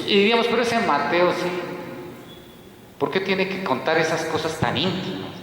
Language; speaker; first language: Spanish; native; Spanish